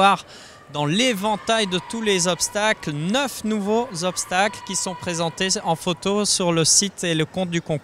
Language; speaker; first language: French; native; French